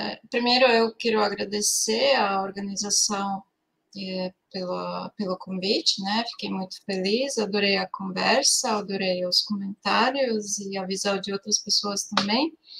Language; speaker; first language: Portuguese; non-native, fluent; Serbian